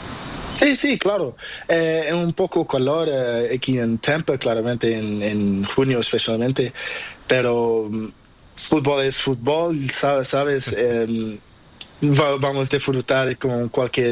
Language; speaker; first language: Spanish; non-native, learner; Portuguese